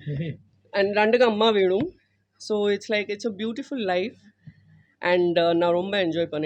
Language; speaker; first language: Tamil; non-native, fluent; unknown